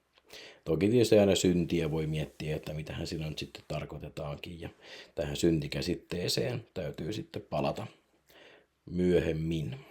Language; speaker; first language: Finnish; native; Finnish